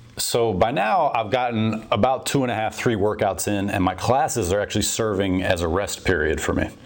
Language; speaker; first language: English; native; English